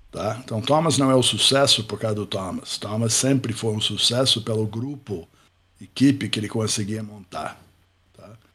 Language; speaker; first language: Portuguese; non-native, fluent; English